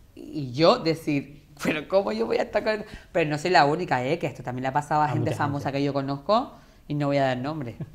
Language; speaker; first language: Spanish; native; Spanish